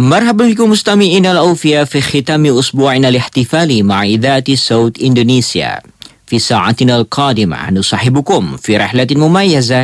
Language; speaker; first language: Arabic; non-native, fluent; Indonesian